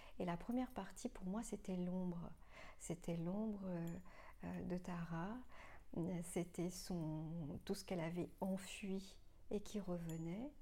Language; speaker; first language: French; non-native, local second language; Morisyen